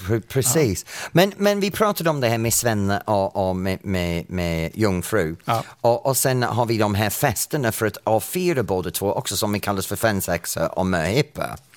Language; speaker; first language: Swedish; non-native, fluent; English